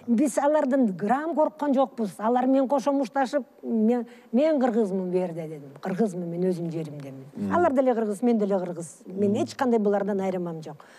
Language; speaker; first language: Kyrgyz; early bilingual, other home language; Russian